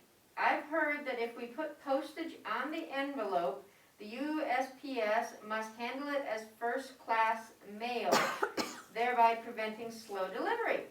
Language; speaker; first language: English; native; English